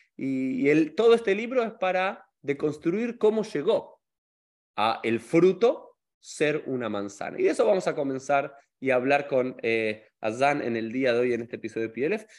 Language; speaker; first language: Spanish; native; Spanish